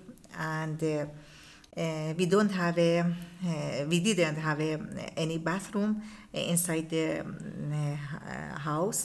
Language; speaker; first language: English; non-native, learner; Persian